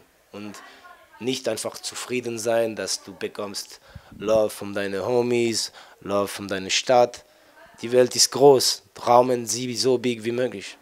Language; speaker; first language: German; non-native, fluent; French